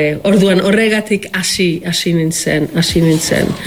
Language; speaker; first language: Basque; non-native, fluent; Welsh